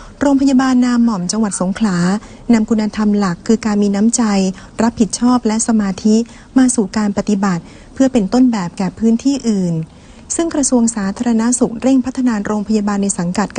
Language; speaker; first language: Thai; native; Thai